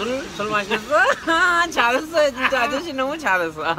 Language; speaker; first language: Korean; non-native, learner; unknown